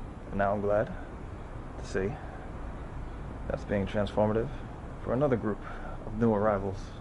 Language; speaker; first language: English; native; English